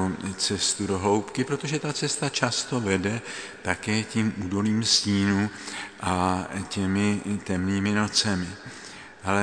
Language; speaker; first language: Czech; native; Czech